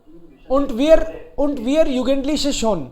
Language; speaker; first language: German; non-native, fluent; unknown